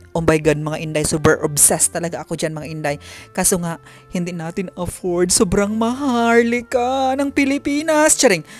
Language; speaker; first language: Filipino; non-native, local second language; Cebuano